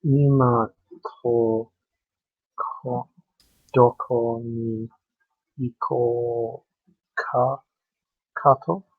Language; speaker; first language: Japanese; non-native, learner; English